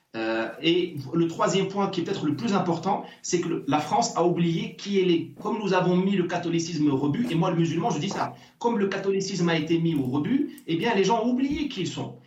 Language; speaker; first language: French; non-native, local second language; Arabic